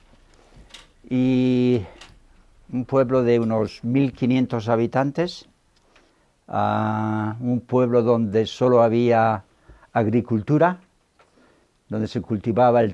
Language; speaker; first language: Spanish; native; Spanish